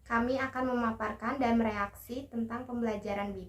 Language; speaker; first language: Indonesian; native; Indonesian